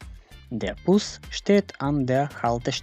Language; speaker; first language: German; non-native, fluent; Macedonian